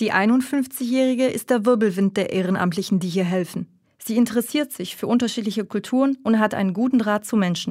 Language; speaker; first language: German; native; German